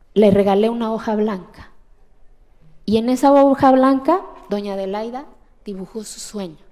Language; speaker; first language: Spanish; non-native, local second language; Zapotec